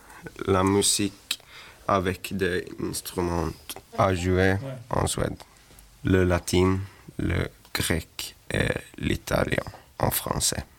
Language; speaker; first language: French; non-native, learner; Swedish